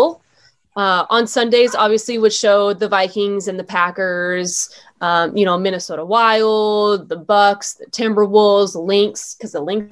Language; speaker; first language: English; native; English